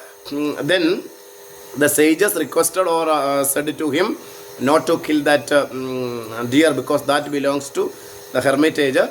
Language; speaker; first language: English; non-native, local second language; Malayalam